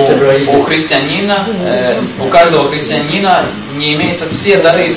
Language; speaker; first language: Russian; non-native, fluent; Latvian